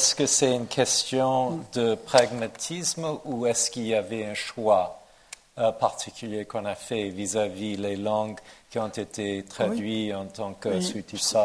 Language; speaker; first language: French; non-native, fluent; English